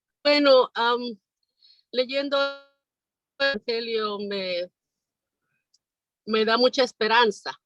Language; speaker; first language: Spanish; native; Spanish